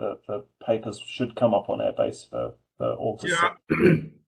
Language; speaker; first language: English; native; English